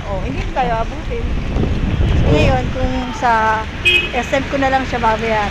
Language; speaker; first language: Filipino; native; Filipino